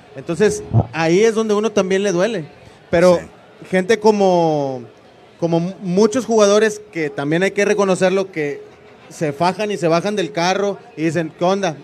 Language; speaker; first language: Spanish; native; Spanish